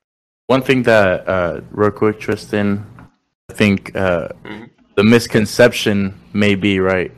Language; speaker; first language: English; non-native, fluent; Spanish